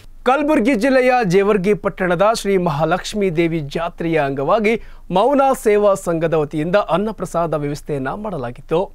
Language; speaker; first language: Kannada; native; Kannada